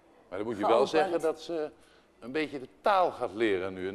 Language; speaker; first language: Dutch; native; Dutch